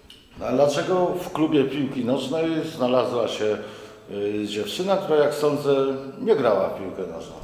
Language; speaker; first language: Polish; native; Polish